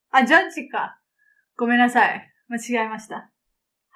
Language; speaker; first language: Japanese; non-native, learner; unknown